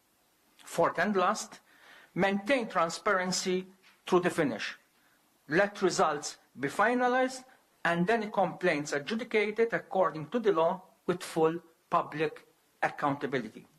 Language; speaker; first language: English; non-native, local second language; Maltese